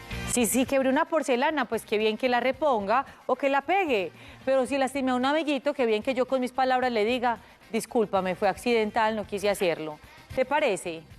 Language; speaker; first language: Spanish; native; Spanish